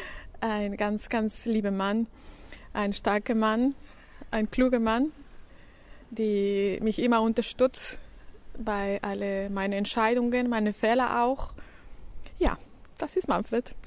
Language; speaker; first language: German; non-native, fluent; Spanish